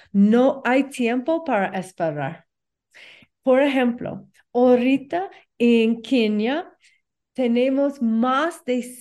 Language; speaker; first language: Spanish; non-native, learner; English